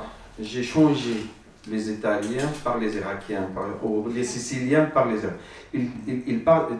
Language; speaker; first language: French; non-native, learner; Arabic